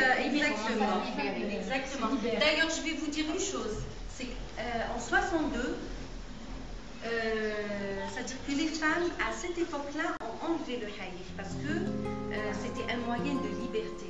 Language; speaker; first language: French; non-native, local second language; Arabic